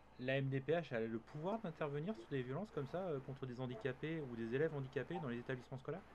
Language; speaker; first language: French; native; French